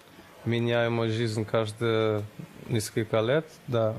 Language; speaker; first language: Russian; non-native, learner; German